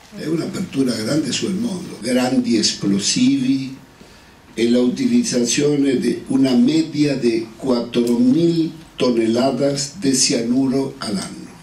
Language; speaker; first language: Italian; non-native, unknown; Spanish